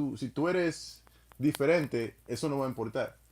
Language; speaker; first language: Spanish; non-native, fluent; English